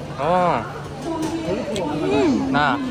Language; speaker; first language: Korean; non-native, fluent; Turkish